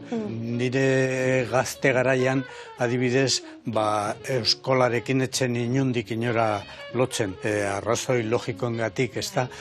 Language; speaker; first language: Basque; non-native, local second language; Spanish